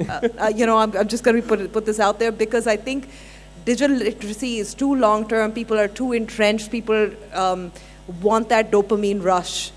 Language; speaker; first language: English; non-native, local second language; Urdu